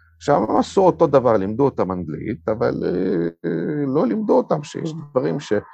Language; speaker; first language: Hebrew; non-native, fluent; Russian